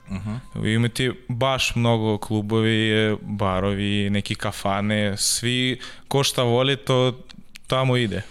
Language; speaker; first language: Serbian; non-native, learner; Russian